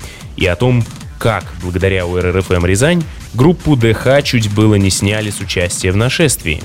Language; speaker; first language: Russian; native; Russian